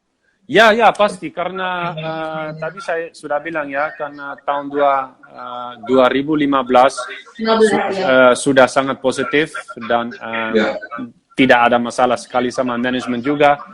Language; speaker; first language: Indonesian; non-native, fluent; Dutch